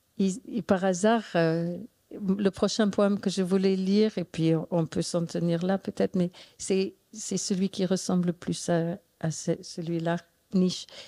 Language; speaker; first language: French; non-native, fluent; English